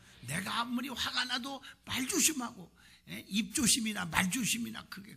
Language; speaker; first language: Korean; native; Korean